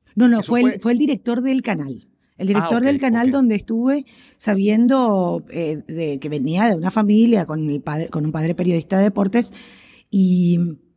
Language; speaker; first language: Spanish; native; Spanish